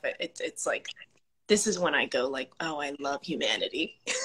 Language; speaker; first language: English; early bilingual, other home language; Spanish